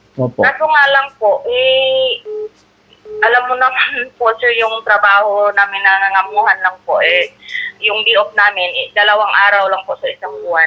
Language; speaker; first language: Filipino; non-native, local second language; Cebuano